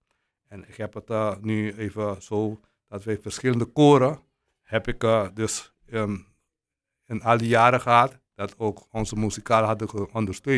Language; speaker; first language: Dutch; non-native, local second language; Papiamento